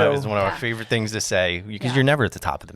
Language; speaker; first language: English; native; English